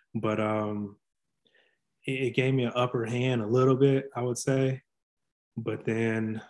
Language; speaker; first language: English; native; English